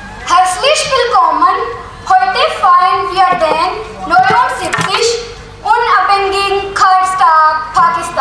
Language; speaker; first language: German; non-native, learner; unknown